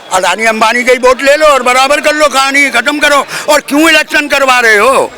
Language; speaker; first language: Hindi; native; Hindi